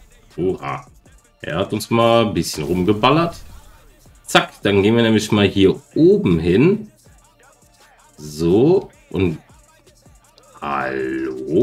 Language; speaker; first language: German; native; German